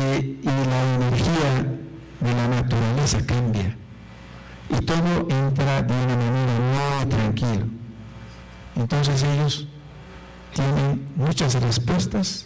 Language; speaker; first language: Spanish; non-native, local second language; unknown